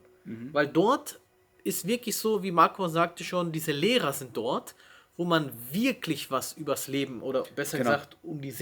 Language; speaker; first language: German; native; German